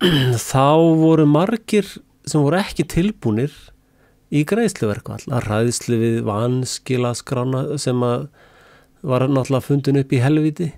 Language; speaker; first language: Icelandic; native; Icelandic